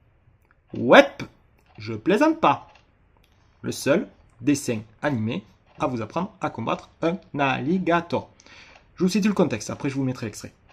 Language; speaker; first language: French; native; French